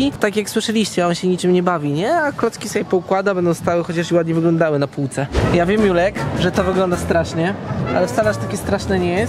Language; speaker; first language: Polish; native; Polish